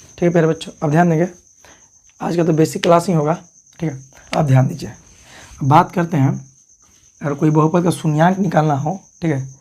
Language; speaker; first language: Hindi; native; Hindi